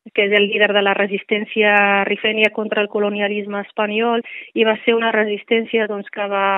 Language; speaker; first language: Catalan; non-native, fluent; Riffian